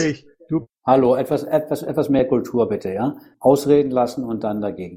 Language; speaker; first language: German; native; German